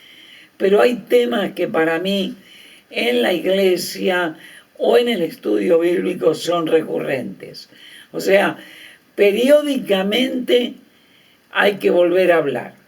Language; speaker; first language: Spanish; native; Spanish